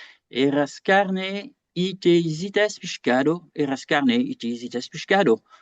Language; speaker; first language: Spanish; non-native, fluent; French